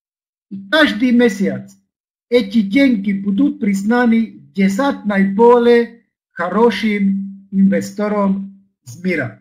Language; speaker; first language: Russian; non-native, learner; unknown